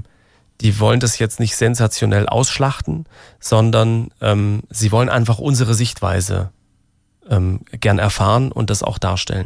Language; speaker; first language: German; native; German